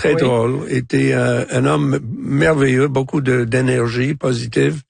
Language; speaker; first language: French; non-native, local second language; English